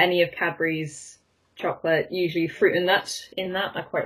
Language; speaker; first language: English; native; English